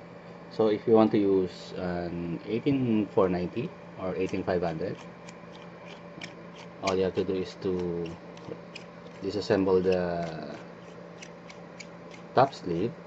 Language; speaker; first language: English; non-native, local second language; Filipino